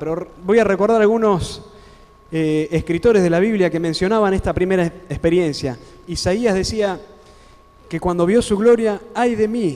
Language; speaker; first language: Spanish; native; Spanish